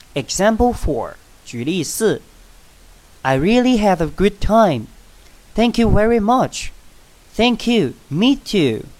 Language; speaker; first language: English; non-native, fluent; Chinese